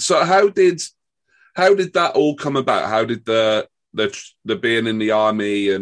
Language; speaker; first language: English; native; English